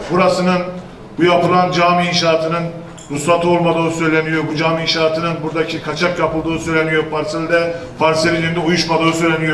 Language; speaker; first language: Turkish; native; Turkish